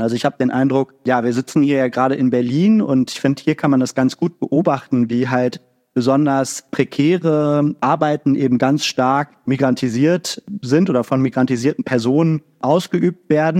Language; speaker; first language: German; native; German